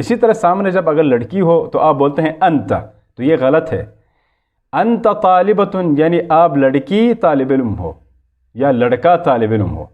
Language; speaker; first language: Urdu; native; Urdu